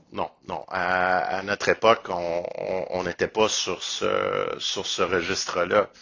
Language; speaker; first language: French; native; French